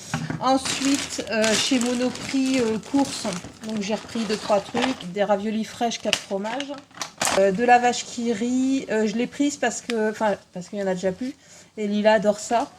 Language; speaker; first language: French; native; French